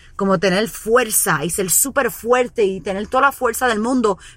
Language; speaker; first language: Spanish; early bilingual, other home language; English